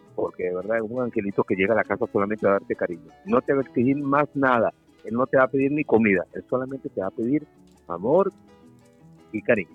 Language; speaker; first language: Spanish; native; Spanish